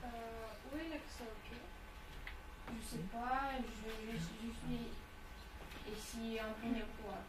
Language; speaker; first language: French; non-native, learner; Russian